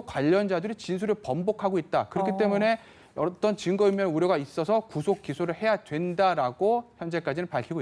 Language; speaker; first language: Korean; native; Korean